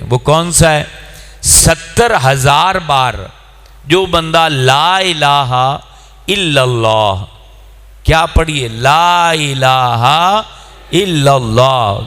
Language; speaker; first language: Urdu; non-native, local second language; Punjabi